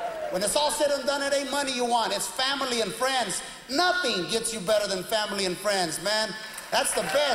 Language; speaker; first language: English; early bilingual, other home language; Spanish